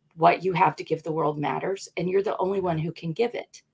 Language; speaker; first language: English; native; English